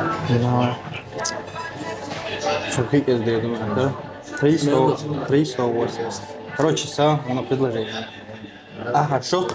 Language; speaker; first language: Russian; non-native, local second language; Chechen